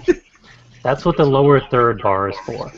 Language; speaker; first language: English; native; English